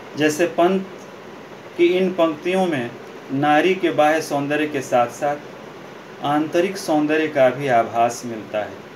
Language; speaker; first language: Hindi; native; Hindi